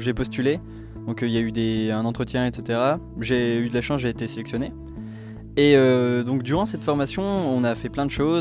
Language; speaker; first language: French; native; French